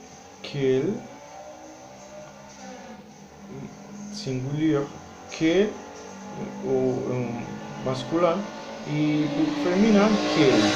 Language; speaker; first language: French; non-native, learner; Spanish